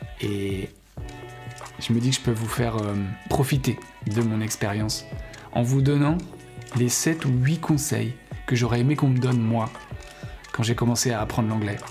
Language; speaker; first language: French; native; French